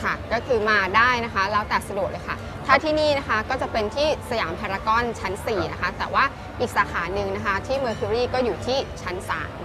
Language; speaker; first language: Thai; native; Thai